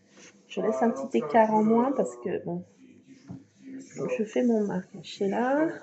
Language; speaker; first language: French; native; French